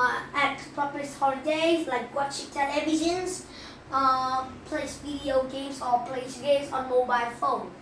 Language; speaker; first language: English; non-native, learner; Vietnamese